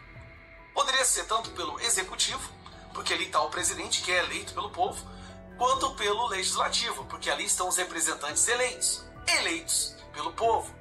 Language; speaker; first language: Portuguese; native; Portuguese